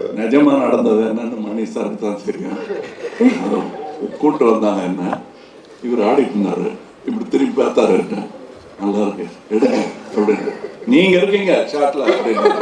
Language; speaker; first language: Tamil; native; Tamil